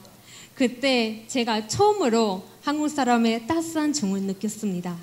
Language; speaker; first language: Korean; non-native, fluent; Chinese